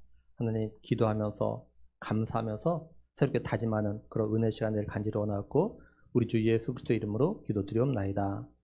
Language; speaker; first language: Korean; native; Korean